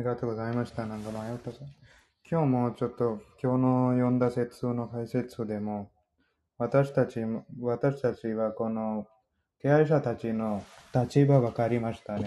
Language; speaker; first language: Japanese; non-native, learner; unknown